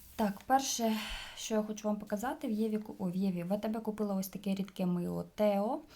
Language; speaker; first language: Ukrainian; non-native, local second language; Russian